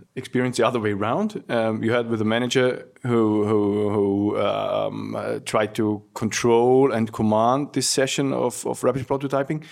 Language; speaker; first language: English; non-native, fluent; German